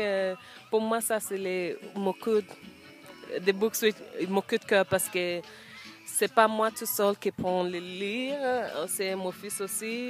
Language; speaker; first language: French; non-native, learner; English